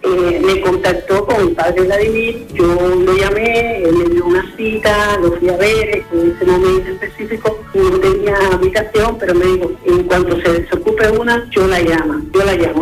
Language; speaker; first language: Spanish; native; Spanish